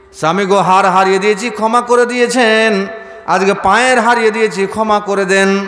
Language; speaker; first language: Bangla; non-native, fluent; Urdu